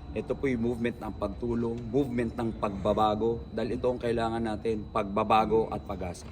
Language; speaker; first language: Filipino; native; Filipino